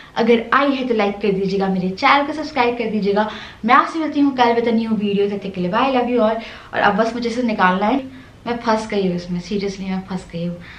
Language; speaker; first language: Hindi; native; Hindi